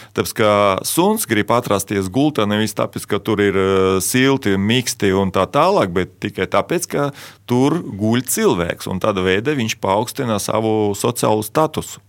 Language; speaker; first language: Latvian; non-native, local second language; Russian